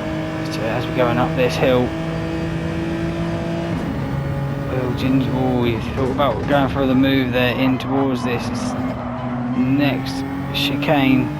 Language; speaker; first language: English; native; English